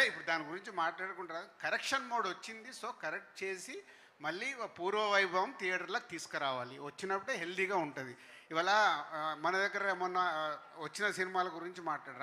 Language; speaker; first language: Telugu; native; Telugu